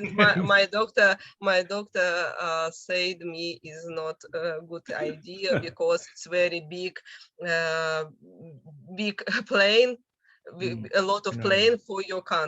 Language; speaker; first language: English; non-native, learner; Russian